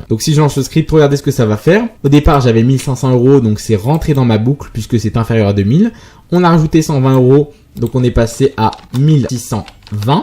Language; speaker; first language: French; native; French